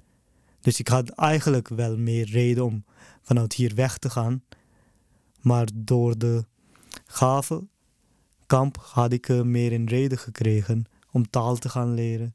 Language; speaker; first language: Dutch; early bilingual, other home language; Urdu